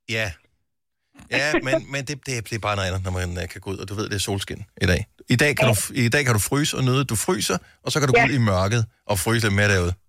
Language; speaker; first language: Danish; native; Danish